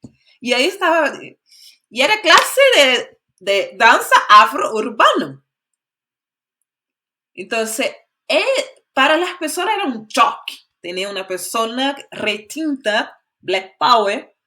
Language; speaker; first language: Spanish; non-native, fluent; Portuguese